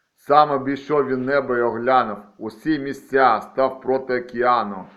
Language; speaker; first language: Ukrainian; native; Ukrainian